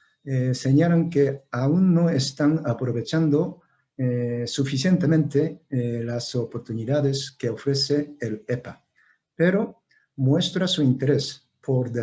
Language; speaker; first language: Spanish; non-native, fluent; Japanese